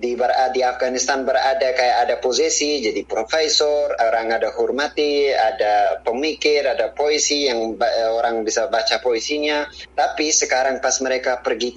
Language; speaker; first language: Indonesian; non-native, fluent; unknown